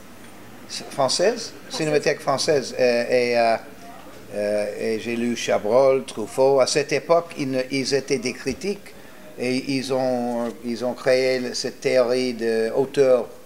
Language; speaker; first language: French; non-native, fluent; English